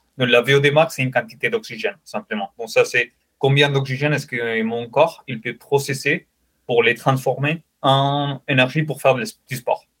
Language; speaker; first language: French; non-native, fluent; Spanish